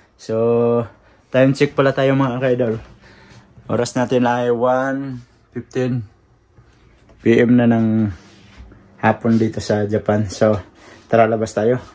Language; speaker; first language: Filipino; non-native, local second language; Cebuano